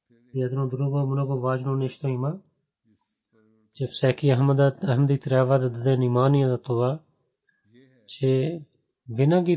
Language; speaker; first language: Bulgarian; non-native, fluent; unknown